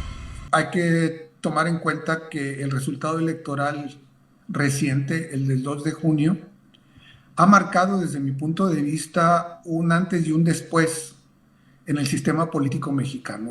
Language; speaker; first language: Spanish; native; Spanish